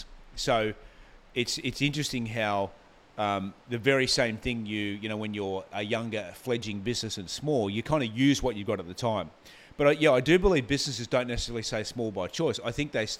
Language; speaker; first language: English; native; English